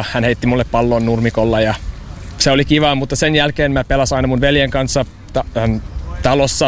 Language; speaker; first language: Finnish; non-native, learner; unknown